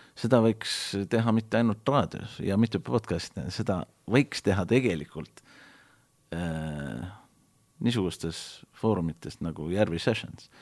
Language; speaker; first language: Estonian; early bilingual, heritage; Estonian